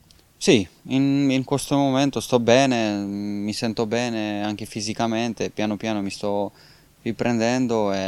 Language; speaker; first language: Italian; non-native, fluent; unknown